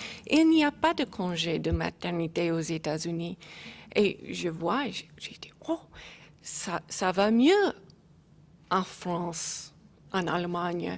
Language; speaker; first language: French; non-native, learner; English